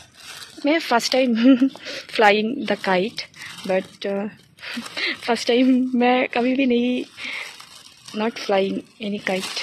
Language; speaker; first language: Hindi; non-native, local second language; Bangla